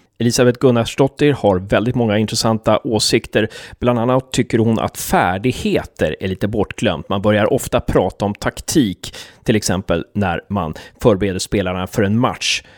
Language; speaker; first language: Swedish; native; Swedish